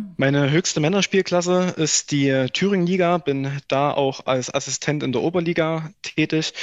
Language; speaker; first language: German; native; German